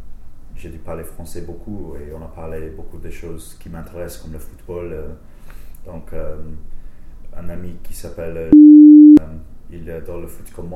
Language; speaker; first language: French; non-native, fluent; English